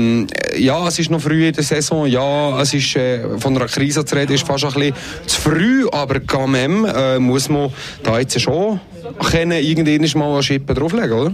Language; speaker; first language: German; native; German